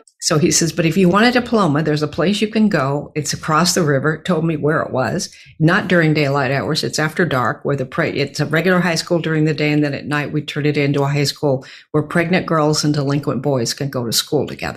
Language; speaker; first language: English; native; English